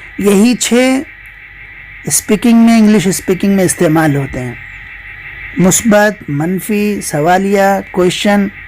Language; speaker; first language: Urdu; native; Urdu